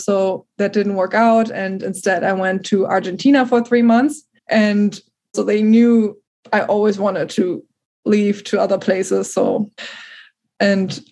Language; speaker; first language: English; non-native, fluent; German